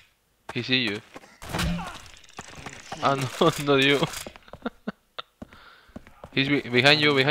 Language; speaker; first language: English; non-native, learner; Spanish